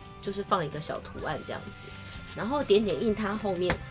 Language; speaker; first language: Chinese; native; Chinese